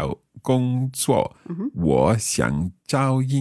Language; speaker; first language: Chinese; non-native, learner; English